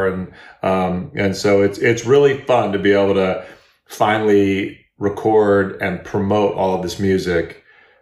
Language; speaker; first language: English; native; English